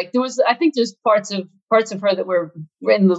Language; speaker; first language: English; native; English